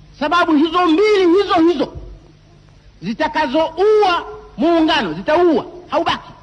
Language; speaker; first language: Swahili; non-native, local second language; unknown